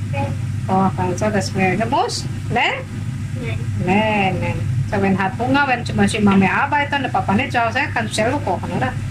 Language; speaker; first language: German; non-native, learner; Indonesian